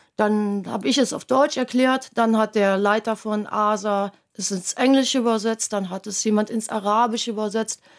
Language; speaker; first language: German; native; German